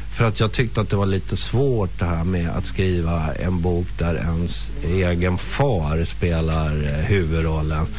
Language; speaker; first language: Swedish; native; Swedish